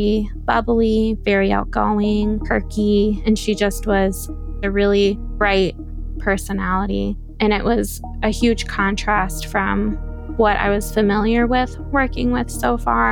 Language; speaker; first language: English; native; English